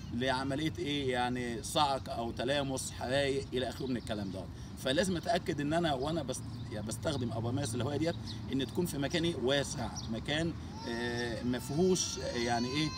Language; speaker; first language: Arabic; native; Arabic